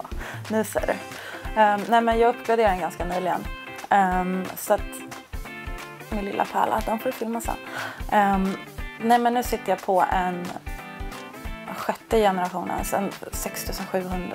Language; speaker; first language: Swedish; native; Swedish